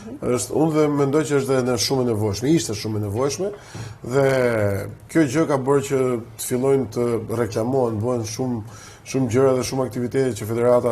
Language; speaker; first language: Albanian; native; Albanian